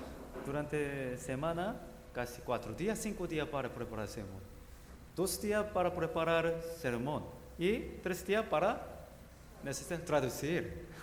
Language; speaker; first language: Spanish; non-native, learner; Korean